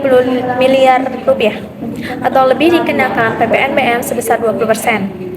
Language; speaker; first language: Indonesian; native; Indonesian